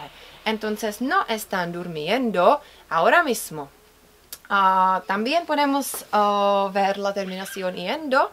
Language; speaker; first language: Spanish; non-native, fluent; Czech